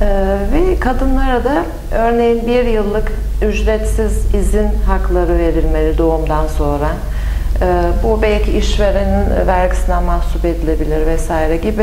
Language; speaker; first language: Turkish; native; Turkish